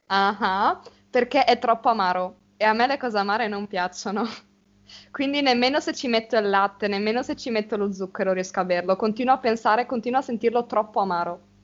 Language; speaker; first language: Italian; native; Italian